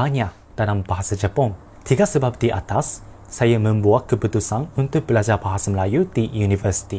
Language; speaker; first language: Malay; non-native, learner; Japanese